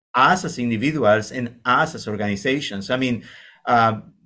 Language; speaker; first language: English; non-native, fluent; Spanish